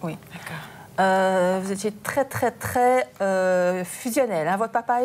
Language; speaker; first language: French; native; French